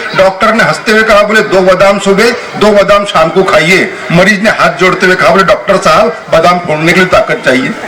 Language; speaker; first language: Hindi; non-native, local second language; Telugu